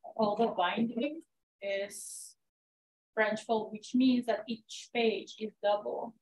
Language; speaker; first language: English; non-native, fluent; Spanish